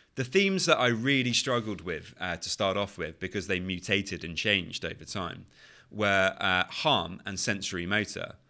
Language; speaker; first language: English; native; English